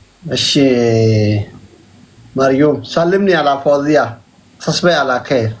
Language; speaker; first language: Arabic; non-native, learner; Oromo